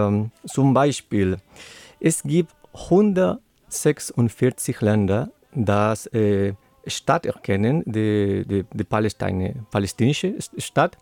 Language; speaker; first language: German; non-native, learner; Spanish